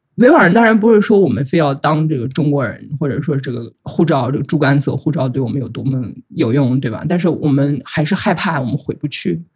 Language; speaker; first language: Chinese; non-native, local second language; Uyghur